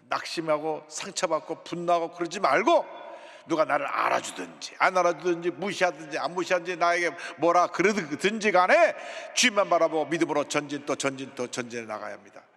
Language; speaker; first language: Korean; native; Korean